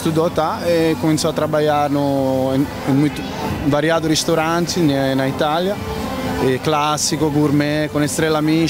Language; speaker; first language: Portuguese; non-native, learner; Italian